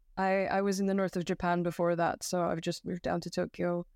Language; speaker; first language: English; non-native, fluent; Dutch